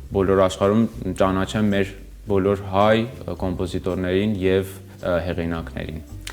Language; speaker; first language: Armenian; early bilingual, heritage; Armenian